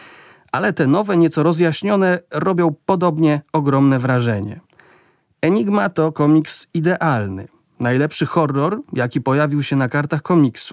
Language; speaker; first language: Polish; native; Polish